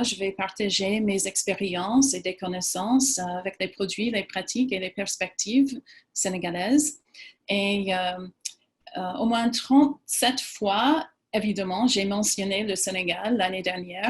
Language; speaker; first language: French; non-native, fluent; English